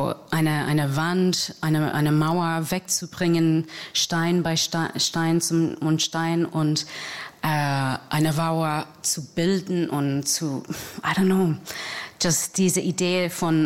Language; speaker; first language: German; non-native, learner; English